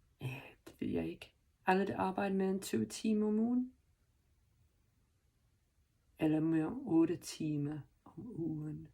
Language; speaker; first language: Danish; non-native, learner; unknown